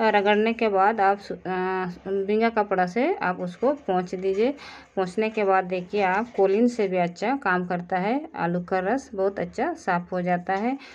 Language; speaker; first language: Hindi; native; Hindi